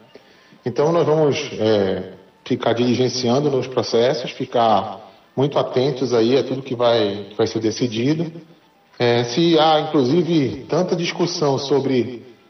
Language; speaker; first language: Portuguese; native; Portuguese